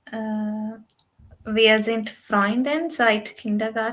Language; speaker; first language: German; non-native, learner; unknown